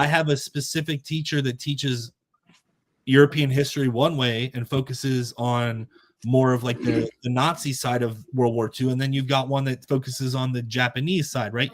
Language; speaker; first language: English; native; English